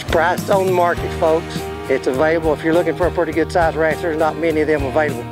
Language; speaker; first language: English; native; English